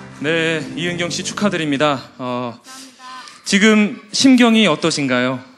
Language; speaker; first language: Korean; native; Korean